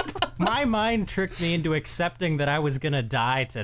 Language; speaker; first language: English; native; English